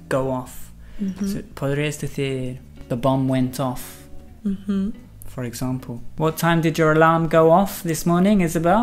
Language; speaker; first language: English; native; English